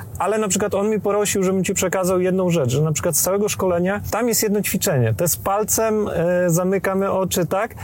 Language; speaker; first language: Polish; native; Polish